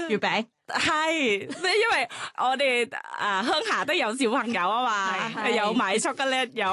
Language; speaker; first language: Chinese; non-native, fluent; Thai